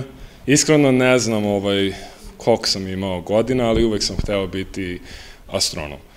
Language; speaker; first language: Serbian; early bilingual, heritage; Serbian